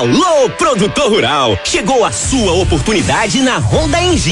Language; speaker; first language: Portuguese; native; Portuguese